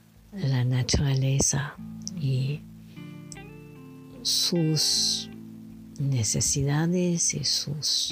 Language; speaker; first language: Spanish; non-native, learner; French